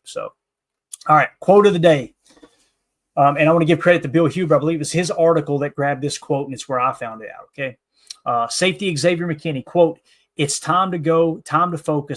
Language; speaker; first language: English; native; English